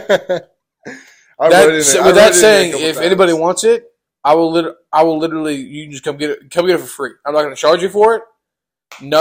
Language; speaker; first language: English; native; English